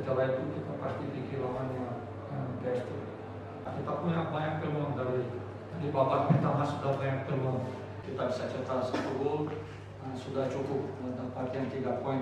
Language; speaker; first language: Indonesian; non-native, fluent; Portuguese